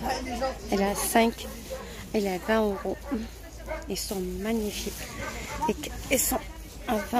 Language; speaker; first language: French; non-native, fluent; Arabic